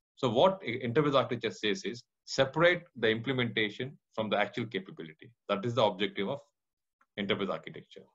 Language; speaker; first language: English; non-native, local second language; Kannada